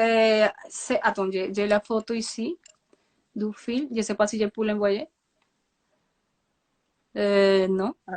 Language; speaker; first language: French; non-native, fluent; Spanish